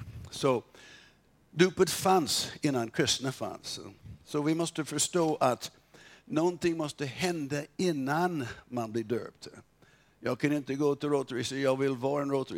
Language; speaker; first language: Swedish; non-native, fluent; English